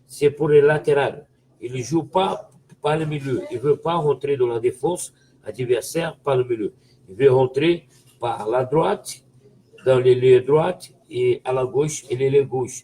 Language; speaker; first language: French; non-native, fluent; Portuguese